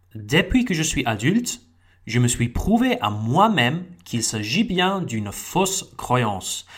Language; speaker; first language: French; non-native, fluent; English